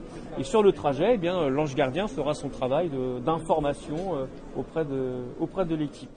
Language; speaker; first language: French; native; French